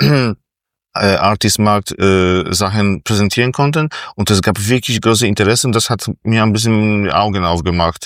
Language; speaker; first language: German; non-native, fluent; Polish